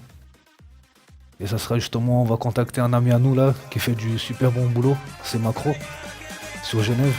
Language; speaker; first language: French; native; French